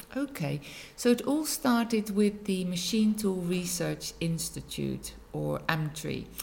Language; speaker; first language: English; non-native, fluent; Dutch